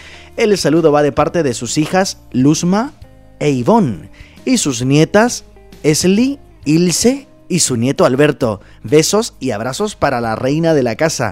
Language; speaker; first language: Spanish; native; Spanish